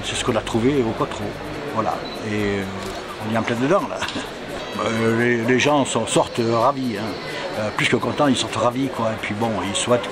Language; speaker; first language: French; native; French